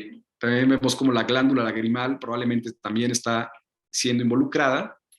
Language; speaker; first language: Spanish; native; Spanish